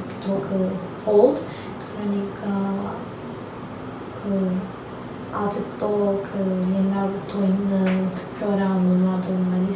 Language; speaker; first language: Korean; non-native, learner; Turkish